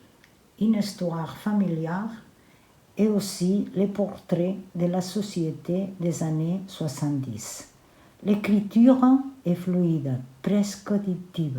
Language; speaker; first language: French; non-native, learner; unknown